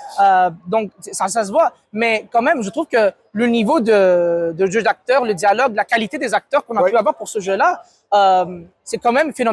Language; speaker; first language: French; native; French